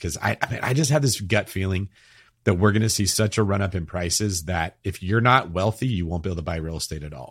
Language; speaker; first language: English; native; English